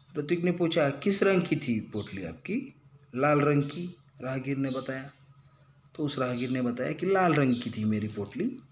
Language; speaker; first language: Hindi; non-native, local second language; Marathi